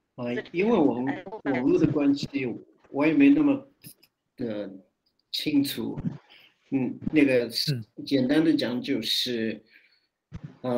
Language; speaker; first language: Chinese; non-native, fluent; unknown